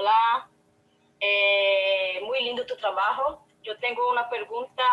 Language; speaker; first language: Spanish; non-native, fluent; Portuguese